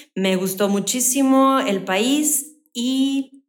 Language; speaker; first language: Spanish; native; Spanish